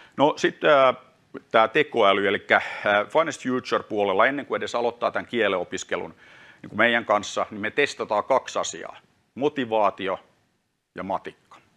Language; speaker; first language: Finnish; non-native, local second language; Swedish